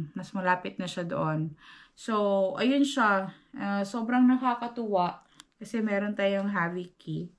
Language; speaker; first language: Filipino; native; Filipino